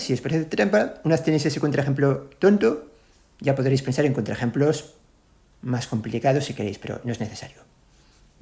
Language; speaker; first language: Spanish; native; Spanish